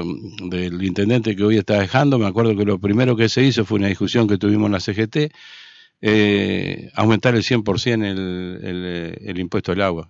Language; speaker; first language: Spanish; native; Spanish